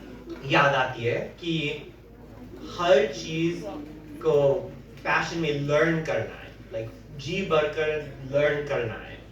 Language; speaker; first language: Hindi; early bilingual, heritage; English